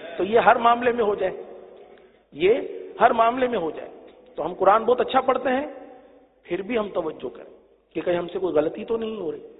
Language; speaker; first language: Urdu; native; Urdu